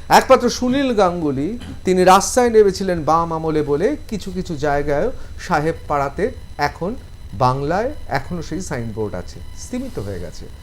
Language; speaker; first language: Bangla; native; Bangla